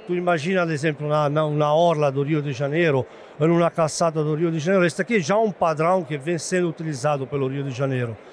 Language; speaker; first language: Portuguese; non-native, fluent; Italian